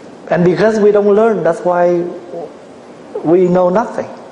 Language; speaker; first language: English; non-native, fluent; Vietnamese